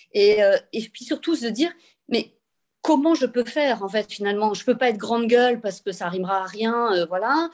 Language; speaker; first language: French; native; French